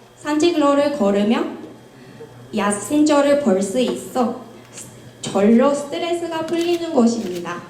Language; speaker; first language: Korean; non-native, fluent; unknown